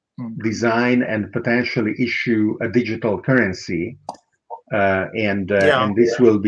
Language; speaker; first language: English; non-native, fluent; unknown